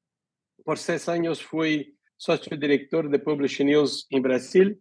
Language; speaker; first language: Spanish; non-native, fluent; Portuguese